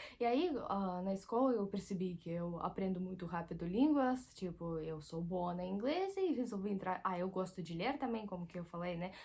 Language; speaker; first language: Portuguese; non-native, fluent; Russian